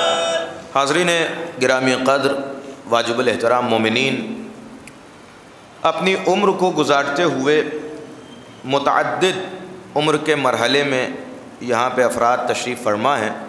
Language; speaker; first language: Urdu; native; Urdu